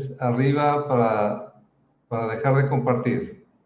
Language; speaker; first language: Spanish; native; Spanish